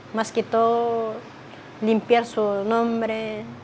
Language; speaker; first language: Spanish; native; Spanish